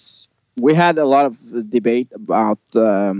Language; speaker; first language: English; non-native, fluent; Norwegian